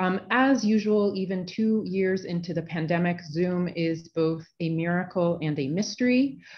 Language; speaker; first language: English; native; English